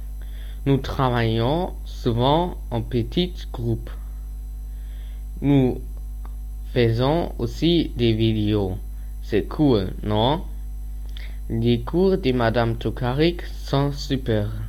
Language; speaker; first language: French; non-native, learner; German